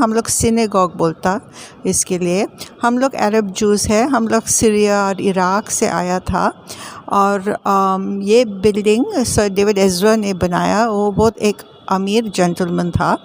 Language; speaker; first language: Hindi; non-native, local second language; English